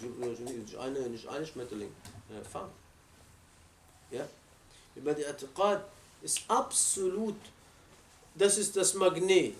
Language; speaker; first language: German; non-native, learner; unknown